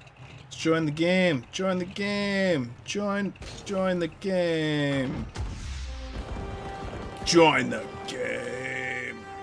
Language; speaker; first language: English; native; English